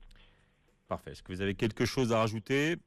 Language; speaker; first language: French; native; French